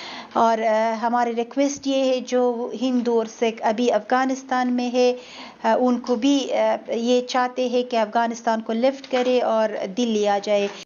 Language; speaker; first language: Hindi; non-native, fluent; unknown